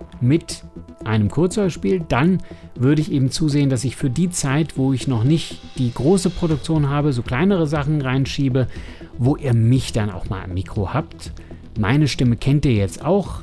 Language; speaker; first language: German; native; German